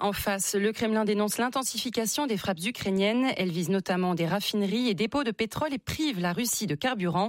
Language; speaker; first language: French; native; French